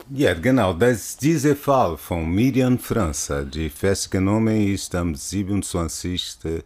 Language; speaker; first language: German; non-native, fluent; Portuguese